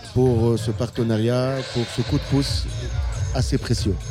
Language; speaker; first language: French; non-native, local second language; Arabic